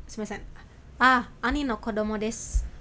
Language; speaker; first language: Japanese; non-native, learner; Indonesian